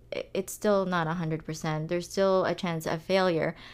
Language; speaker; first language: English; non-native, local second language; Filipino